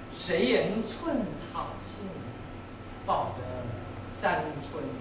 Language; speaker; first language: Chinese; non-native, learner; Korean